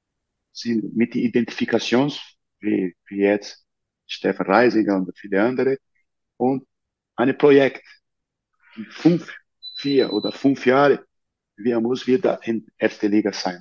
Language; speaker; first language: German; non-native, learner; Portuguese